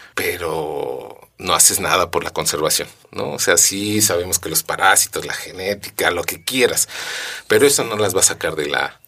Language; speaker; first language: Spanish; native; Spanish